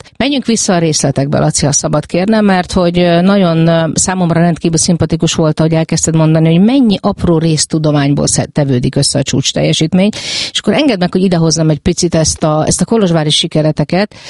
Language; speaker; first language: Hungarian; native; Hungarian